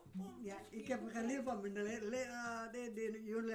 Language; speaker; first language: Dutch; non-native, learner; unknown